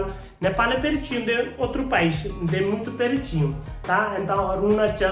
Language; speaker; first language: Portuguese; non-native, learner; Hindi